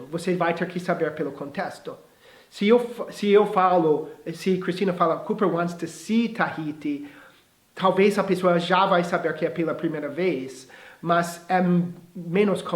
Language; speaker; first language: Portuguese; non-native, fluent; English